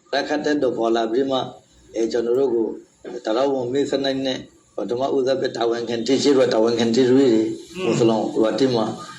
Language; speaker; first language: Burmese; non-native, local second language; Rohingya